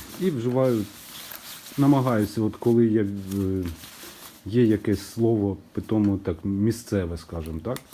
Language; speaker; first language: Ukrainian; non-native, local second language; Russian